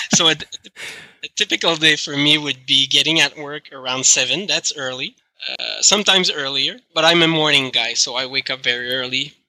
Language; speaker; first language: English; non-native, fluent; French